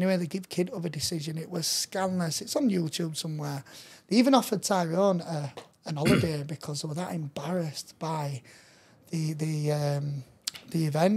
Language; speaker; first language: English; native; English